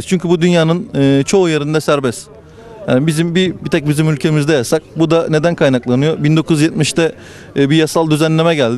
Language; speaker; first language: Turkish; native; Turkish